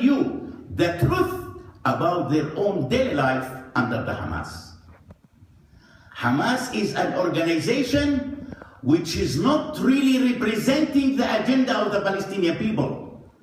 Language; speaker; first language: English; non-native, fluent; Arabic